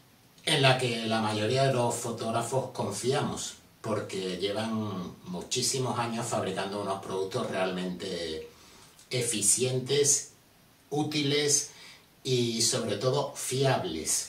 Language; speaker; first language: Spanish; native; Spanish